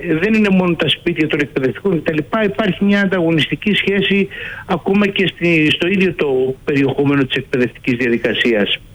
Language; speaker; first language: Greek; native; Greek